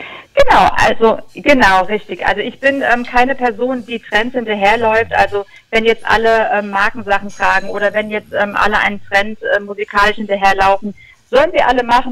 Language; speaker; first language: German; native; German